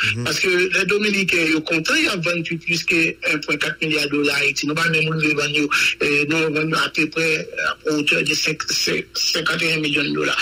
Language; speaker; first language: French; non-native, local second language; Haitian Creole